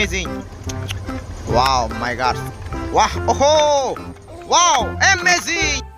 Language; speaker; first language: English; non-native, learner; Khmer